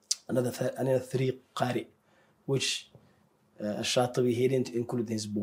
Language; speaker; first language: English; non-native, fluent; Somali